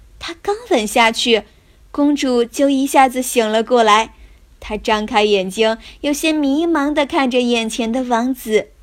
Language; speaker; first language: Chinese; native; Chinese